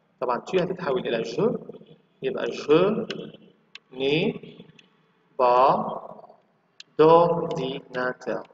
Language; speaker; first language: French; non-native, fluent; Arabic